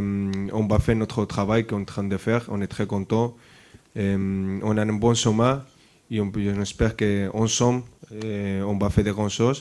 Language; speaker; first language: French; non-native, fluent; Spanish